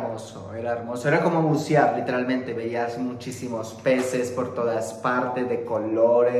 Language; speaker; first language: Spanish; native; Spanish